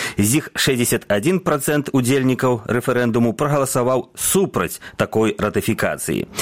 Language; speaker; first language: Belarusian; native; Belarusian